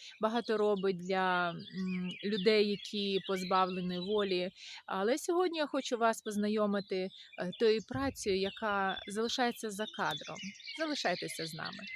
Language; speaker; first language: Ukrainian; native; Ukrainian